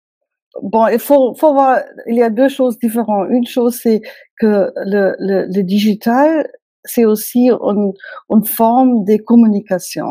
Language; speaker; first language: French; non-native, fluent; German